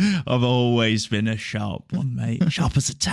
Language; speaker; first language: English; native; English